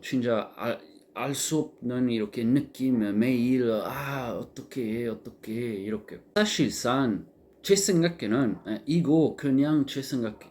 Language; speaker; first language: Korean; non-native, learner; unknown